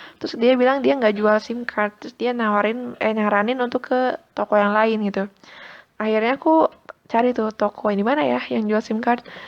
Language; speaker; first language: Indonesian; native; Indonesian